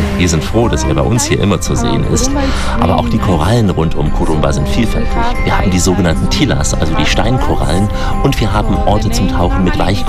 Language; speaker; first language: German; native; German